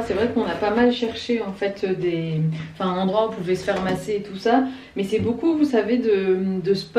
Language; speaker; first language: French; native; French